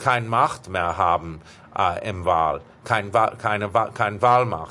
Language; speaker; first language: German; non-native, fluent; English